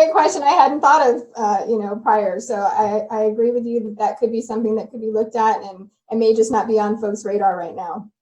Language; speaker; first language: English; native; English